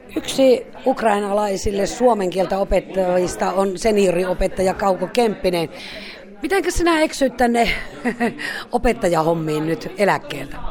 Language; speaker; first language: Finnish; native; Finnish